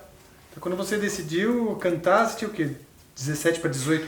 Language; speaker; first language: Portuguese; native; Portuguese